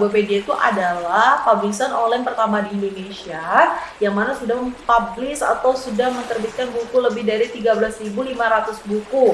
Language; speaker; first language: Indonesian; native; Indonesian